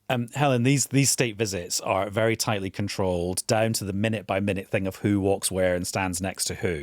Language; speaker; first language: English; native; English